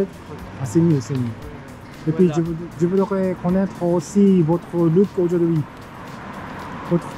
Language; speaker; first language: French; non-native, fluent; Japanese